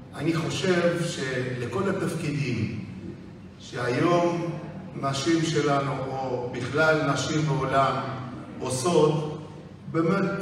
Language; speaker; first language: Hebrew; non-native, fluent; Russian